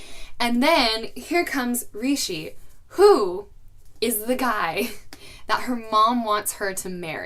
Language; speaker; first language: English; native; English